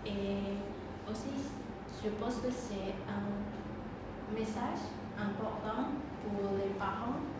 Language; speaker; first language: French; non-native, learner; Khmer